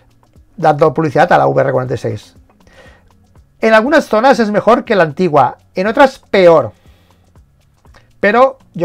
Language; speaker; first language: Spanish; native; Spanish